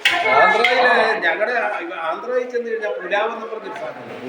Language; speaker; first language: Malayalam; native; Malayalam